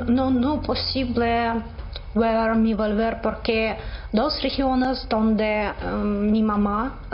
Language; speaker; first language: Spanish; non-native, learner; Ukrainian